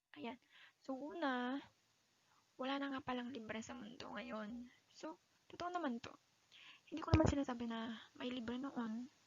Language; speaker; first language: Filipino; non-native, local second language; Iloko